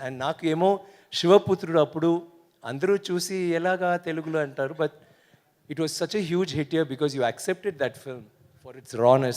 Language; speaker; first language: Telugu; non-native, learner; Tamil